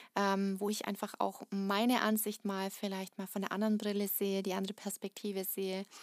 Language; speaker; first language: German; early bilingual, other home language; Russian